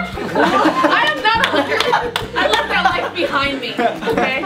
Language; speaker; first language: English; native; English